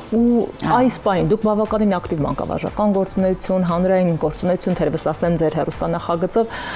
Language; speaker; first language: Armenian; native; Armenian